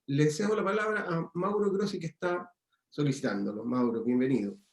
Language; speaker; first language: Spanish; native; Spanish